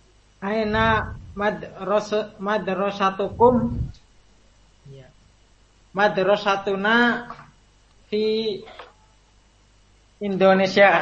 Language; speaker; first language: Arabic; non-native, learner; Indonesian